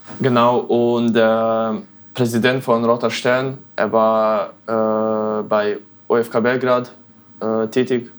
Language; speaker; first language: German; non-native, fluent; Bosnian